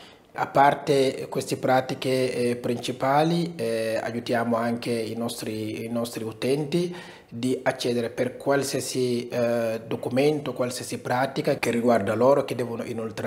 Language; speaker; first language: Italian; non-native, fluent; Wolof